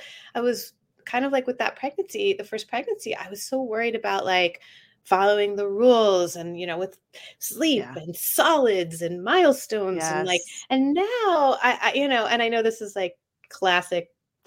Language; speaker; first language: English; native; English